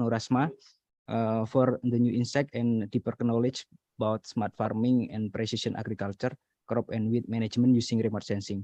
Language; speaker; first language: English; non-native, learner; Indonesian